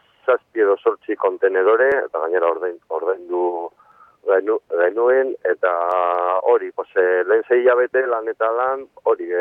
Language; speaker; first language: Basque; non-native, local second language; Spanish